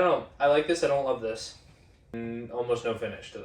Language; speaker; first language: English; native; English